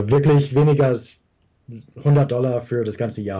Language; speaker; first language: German; early bilingual, heritage; English